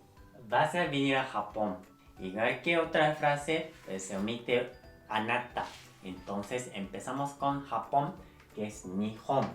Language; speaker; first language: Spanish; non-native, fluent; Japanese